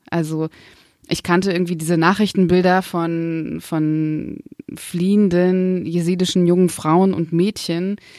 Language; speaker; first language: German; early bilingual, other home language; Kurdish